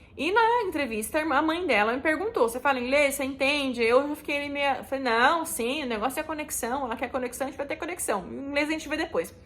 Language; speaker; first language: Portuguese; native; Portuguese